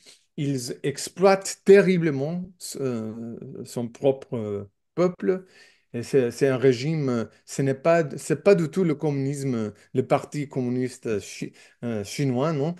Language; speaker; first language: French; non-native, learner; English